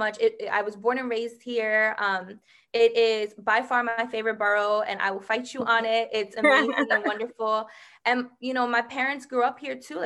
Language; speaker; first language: English; native; English